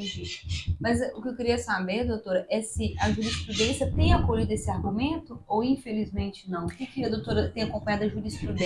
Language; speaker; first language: Portuguese; native; Portuguese